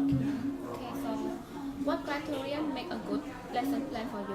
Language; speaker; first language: English; non-native, learner; Khmer